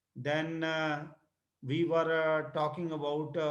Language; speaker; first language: English; non-native, local second language; Punjabi